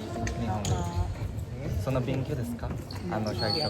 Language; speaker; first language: Japanese; non-native, learner; Indonesian